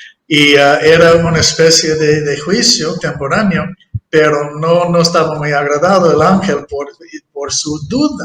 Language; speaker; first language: Spanish; non-native, fluent; English